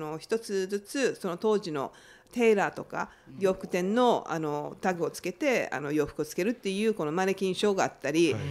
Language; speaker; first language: Japanese; native; Japanese